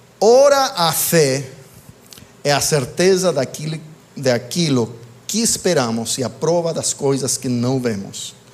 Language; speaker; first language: Portuguese; non-native, fluent; English